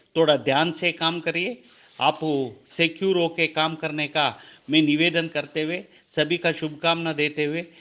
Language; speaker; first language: Hindi; non-native, local second language; Kannada